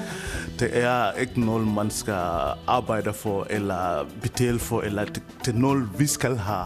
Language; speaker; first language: Danish; non-native, fluent; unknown